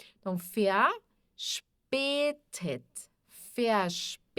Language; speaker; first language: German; non-native, fluent; Portuguese